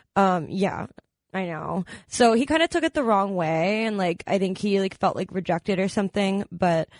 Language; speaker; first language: English; native; English